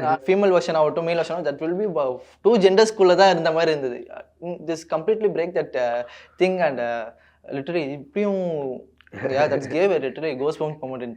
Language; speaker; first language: Tamil; native; Tamil